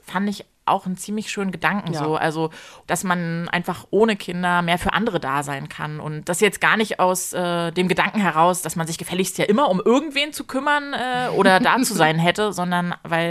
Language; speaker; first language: German; native; German